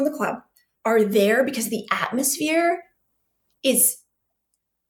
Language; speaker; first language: English; native; English